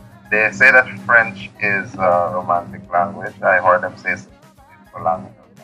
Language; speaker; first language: English; native; English